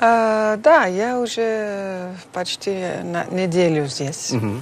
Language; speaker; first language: Russian; non-native, fluent; Dutch